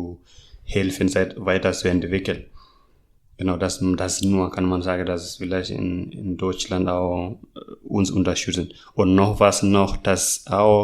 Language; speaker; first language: German; non-native, learner; Masai